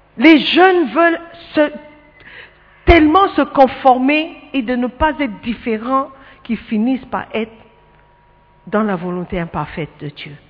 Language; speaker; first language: French; non-native, fluent; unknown